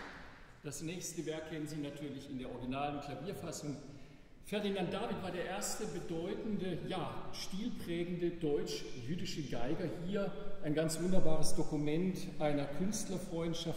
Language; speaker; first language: German; native; German